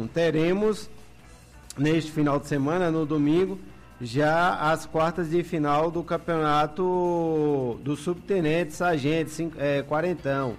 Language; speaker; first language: Portuguese; native; Portuguese